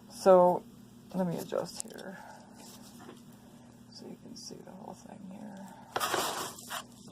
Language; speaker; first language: English; native; English